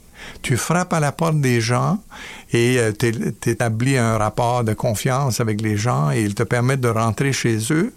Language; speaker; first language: French; native; French